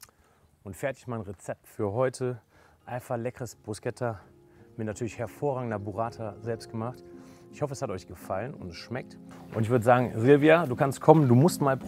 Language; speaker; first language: German; native; German